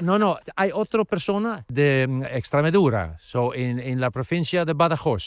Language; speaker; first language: Spanish; non-native, learner; Dutch